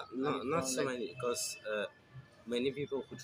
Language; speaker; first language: English; non-native, fluent; Russian